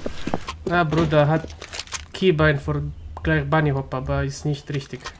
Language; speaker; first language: German; non-native, learner; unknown